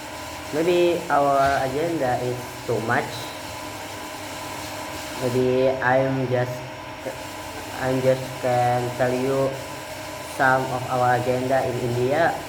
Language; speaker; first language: English; non-native, learner; Indonesian